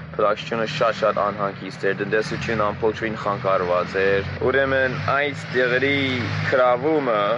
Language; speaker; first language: Armenian; non-native, fluent; English